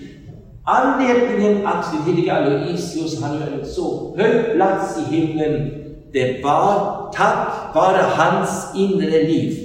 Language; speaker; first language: Swedish; non-native, fluent; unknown